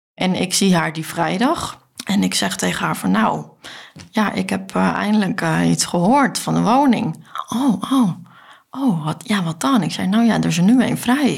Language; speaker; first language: Dutch; native; Dutch